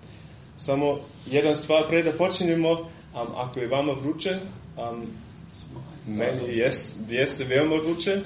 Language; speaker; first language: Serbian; non-native, fluent; German